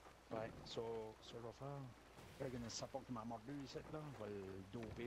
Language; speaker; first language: French; native; French